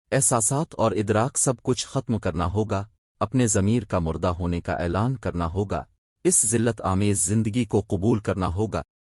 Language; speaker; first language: Urdu; non-native, local second language; Baluchi